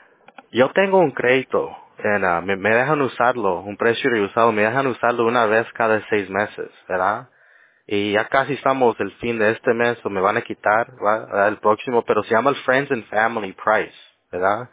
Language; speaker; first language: Spanish; early bilingual, heritage; Spanish